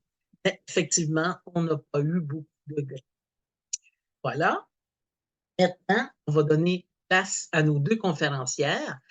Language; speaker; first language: French; native; French